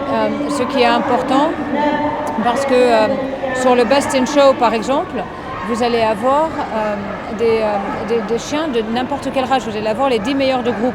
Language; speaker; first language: French; native; French